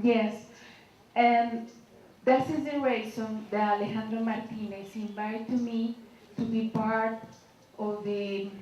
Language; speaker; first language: English; non-native, learner; Spanish